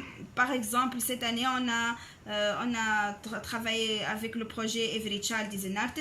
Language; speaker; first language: French; non-native, local second language; Arabic